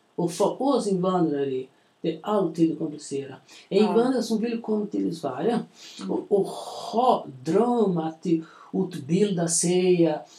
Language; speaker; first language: Swedish; non-native, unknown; Portuguese